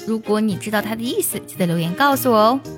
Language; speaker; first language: Chinese; native; Chinese